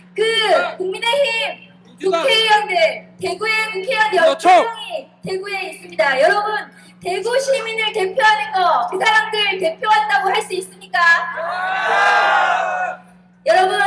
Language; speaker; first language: Korean; native; Korean